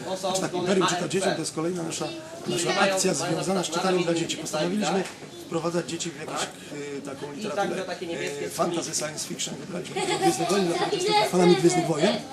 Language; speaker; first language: Polish; native; Polish